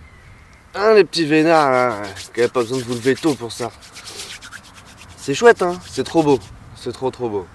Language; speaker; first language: French; native; French